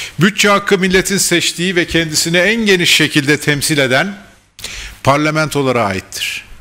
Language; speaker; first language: Turkish; native; Turkish